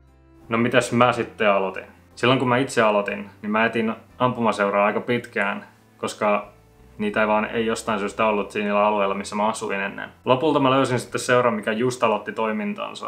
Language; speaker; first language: Finnish; native; Finnish